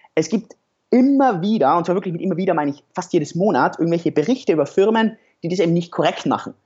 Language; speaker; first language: German; native; German